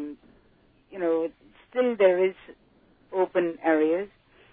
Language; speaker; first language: English; native; English